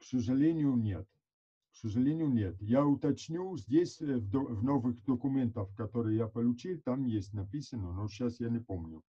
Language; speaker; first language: Russian; non-native, fluent; Italian